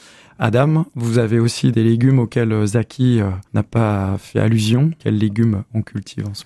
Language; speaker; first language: French; native; French